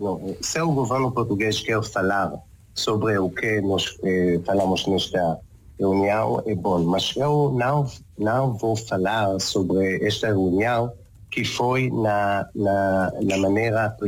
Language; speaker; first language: Portuguese; non-native, learner; Hebrew